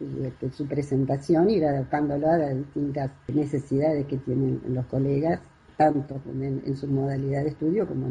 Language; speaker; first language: Spanish; native; Spanish